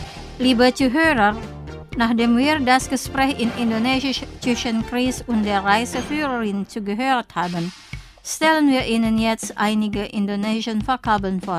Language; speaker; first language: German; non-native, fluent; Indonesian